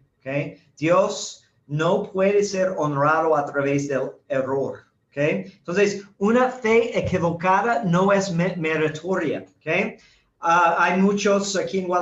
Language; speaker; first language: Spanish; non-native, fluent; English